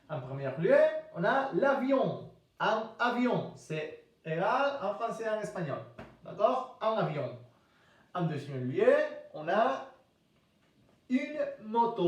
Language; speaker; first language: French; non-native, fluent; Spanish